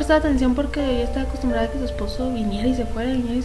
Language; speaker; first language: Spanish; native; Spanish